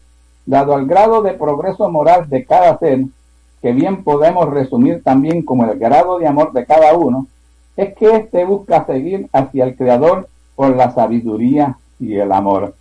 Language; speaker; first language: Spanish; native; Spanish